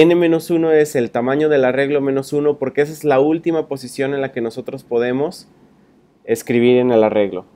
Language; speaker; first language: Spanish; native; Spanish